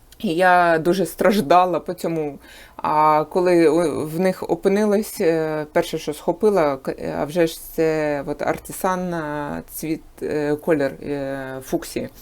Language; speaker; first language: Ukrainian; non-native, local second language; Russian